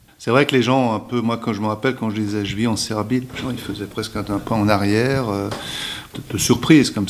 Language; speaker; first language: French; native; French